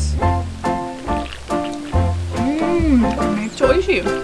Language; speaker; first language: Japanese; non-native, learner; English